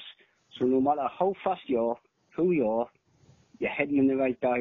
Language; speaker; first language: English; native; English